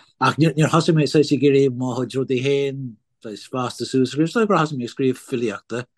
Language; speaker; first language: Irish; non-native, local second language; English